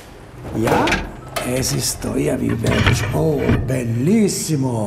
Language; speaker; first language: German; non-native, learner; Italian